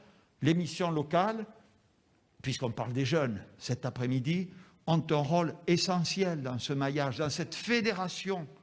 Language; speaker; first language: French; native; French